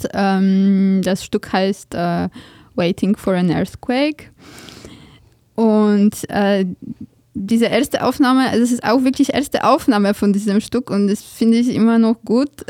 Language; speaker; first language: German; non-native, fluent; Polish